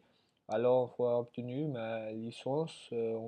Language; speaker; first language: French; non-native, learner; English